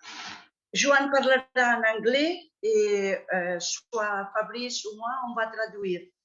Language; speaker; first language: French; non-native, fluent; Catalan